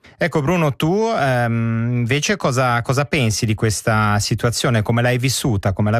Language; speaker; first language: Italian; native; Italian